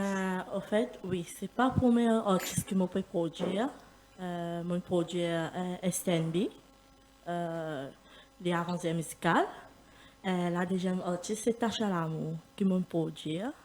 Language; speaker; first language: French; non-native, learner; Morisyen